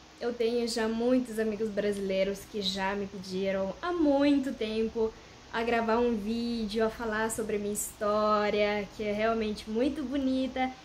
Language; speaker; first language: Portuguese; non-native, fluent; Romanian